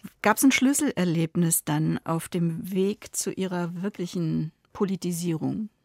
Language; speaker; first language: German; native; German